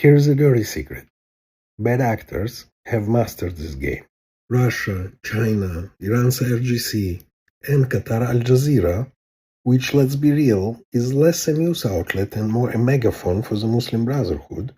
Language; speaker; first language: English; non-native, fluent; Hebrew